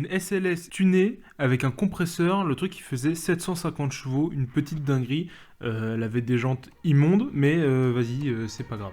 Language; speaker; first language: French; native; French